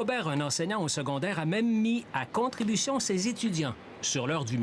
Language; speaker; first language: French; native; French